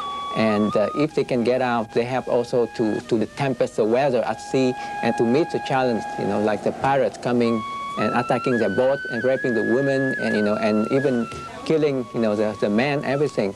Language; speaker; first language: English; non-native, fluent; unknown